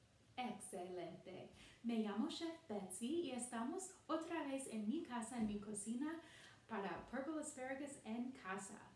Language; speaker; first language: Spanish; non-native, fluent; English